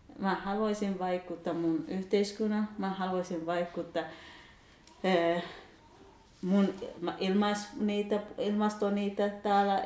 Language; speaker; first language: Finnish; non-native, learner; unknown